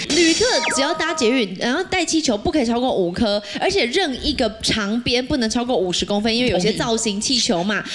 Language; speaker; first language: Chinese; native; Chinese